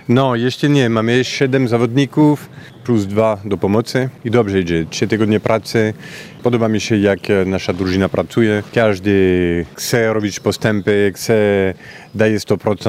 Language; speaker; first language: Polish; non-native, fluent; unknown